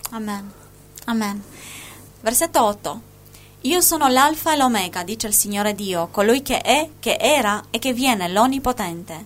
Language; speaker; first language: Italian; non-native, fluent; Spanish